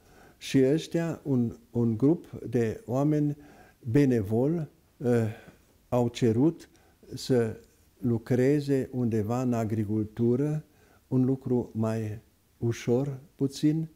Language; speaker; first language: Romanian; non-native, local second language; German